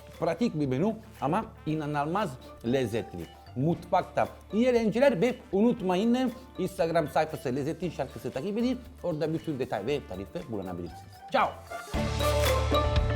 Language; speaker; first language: Turkish; non-native, learner; Italian